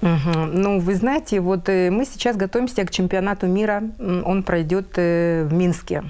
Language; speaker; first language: Russian; native; Russian